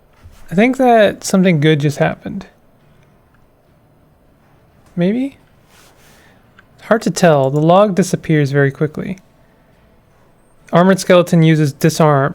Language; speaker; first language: English; native; English